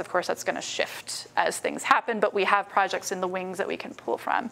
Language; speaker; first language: English; native; English